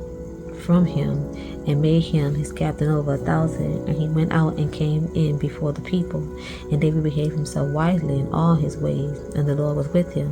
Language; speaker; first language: English; native; English